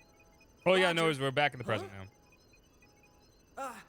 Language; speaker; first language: English; native; English